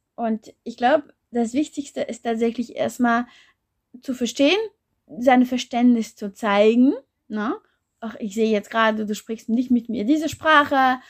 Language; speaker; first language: German; non-native, fluent; French